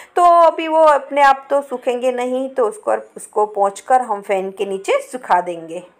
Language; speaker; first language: Hindi; non-native, local second language; Gujarati